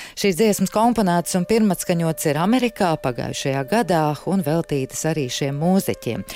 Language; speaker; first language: Latvian; native; Latvian